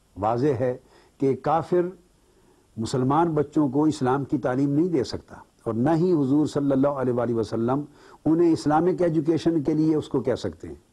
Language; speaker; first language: Urdu; native; Urdu